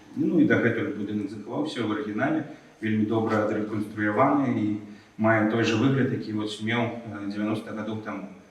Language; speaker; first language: Belarusian; non-native, local second language; Russian